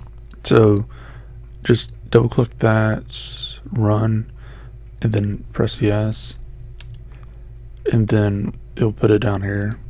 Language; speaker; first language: English; native; English